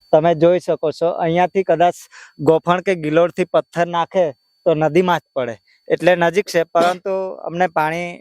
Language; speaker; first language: Gujarati; non-native, local second language; Vasavi